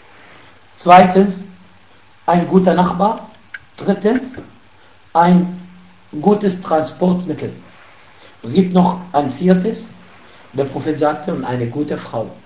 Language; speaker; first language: German; non-native, fluent; Arabic